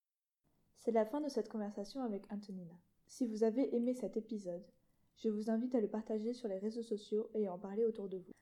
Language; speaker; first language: French; native; French